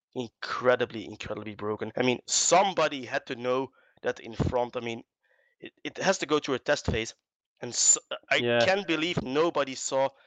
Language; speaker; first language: English; non-native, fluent; Dutch